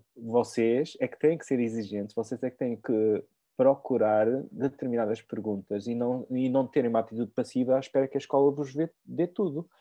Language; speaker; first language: Portuguese; native; Portuguese